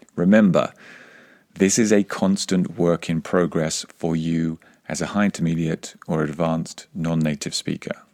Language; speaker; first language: English; native; English